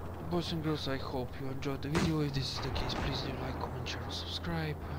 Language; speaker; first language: English; non-native, learner; Bulgarian